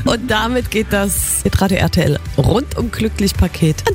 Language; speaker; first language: German; native; German